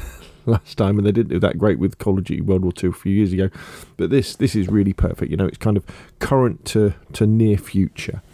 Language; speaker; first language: English; native; English